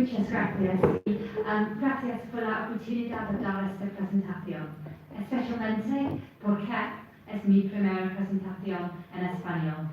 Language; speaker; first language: Spanish; non-native, fluent; English